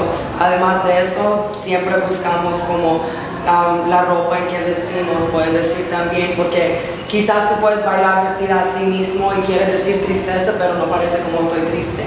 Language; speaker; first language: Spanish; non-native, fluent; English